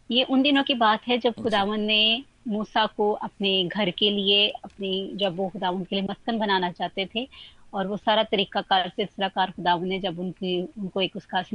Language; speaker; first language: Urdu; non-native, local second language; Punjabi